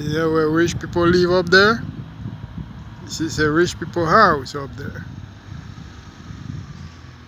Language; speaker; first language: English; non-native, fluent; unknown